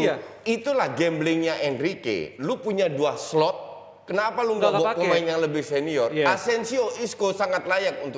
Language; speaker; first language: Indonesian; native; Indonesian